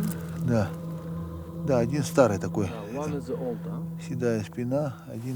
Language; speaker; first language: Russian; native; Russian